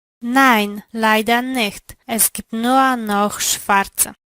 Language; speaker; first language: German; non-native, learner; Polish